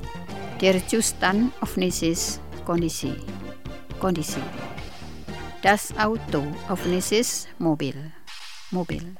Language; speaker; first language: German; non-native, fluent; Indonesian